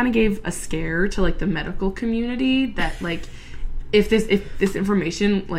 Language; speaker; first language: English; native; English